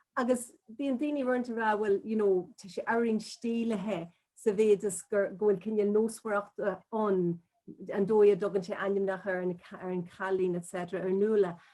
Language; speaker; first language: Irish; non-native, local second language; English